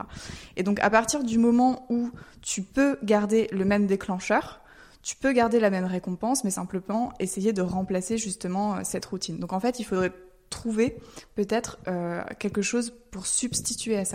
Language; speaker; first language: French; native; French